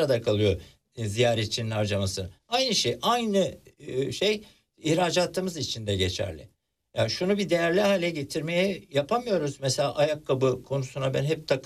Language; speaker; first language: Turkish; native; Turkish